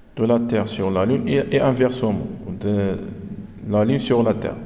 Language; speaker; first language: French; non-native, local second language; Arabic